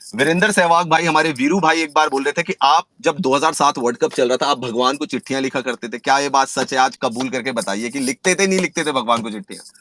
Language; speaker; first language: Hindi; native; Hindi